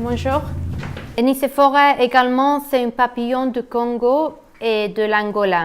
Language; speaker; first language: French; non-native, learner; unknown